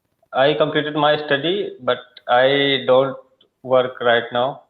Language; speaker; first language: English; non-native, learner; Hindi